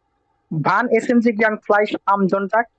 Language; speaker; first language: German; non-native, learner; Bangla